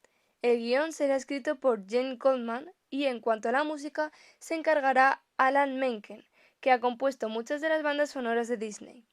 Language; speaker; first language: Spanish; native; Spanish